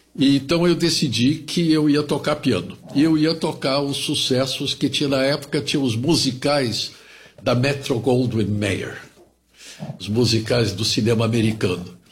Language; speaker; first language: Portuguese; early bilingual, other home language; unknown